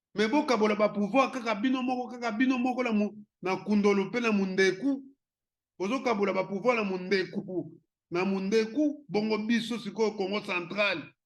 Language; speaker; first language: Lingala; non-native, local second language; Kongo